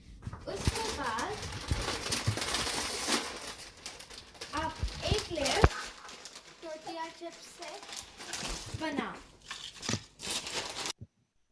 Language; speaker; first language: Hindi; non-native, learner; English